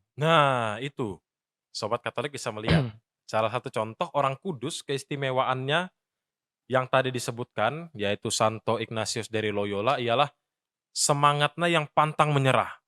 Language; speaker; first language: Indonesian; native; Indonesian